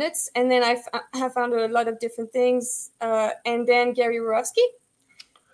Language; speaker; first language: English; non-native, fluent; French